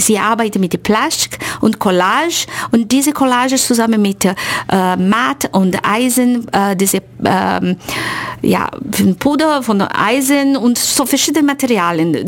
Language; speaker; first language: German; non-native, fluent; Portuguese